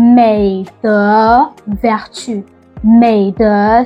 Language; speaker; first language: Chinese; non-native, fluent; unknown